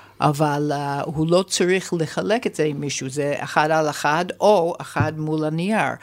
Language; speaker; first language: Hebrew; non-native, fluent; English